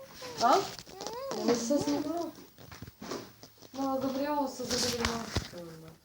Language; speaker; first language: Bulgarian; native; Bulgarian